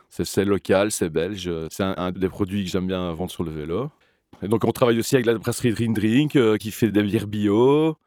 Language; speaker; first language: French; native; French